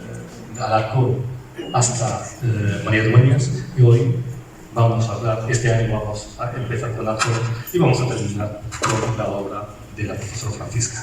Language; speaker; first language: Spanish; non-native, fluent; Arabic